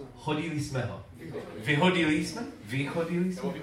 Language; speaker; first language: Czech; non-native, learner; English